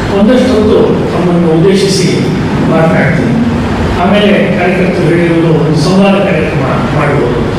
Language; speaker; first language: Kannada; native; Kannada